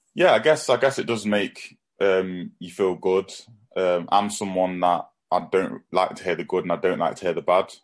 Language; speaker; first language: English; native; English